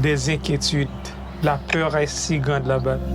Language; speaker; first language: French; non-native, local second language; Haitian Creole